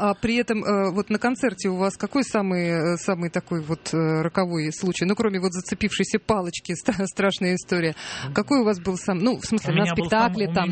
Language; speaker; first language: Russian; native; Russian